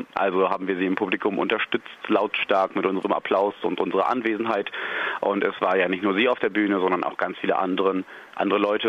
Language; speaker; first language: German; native; German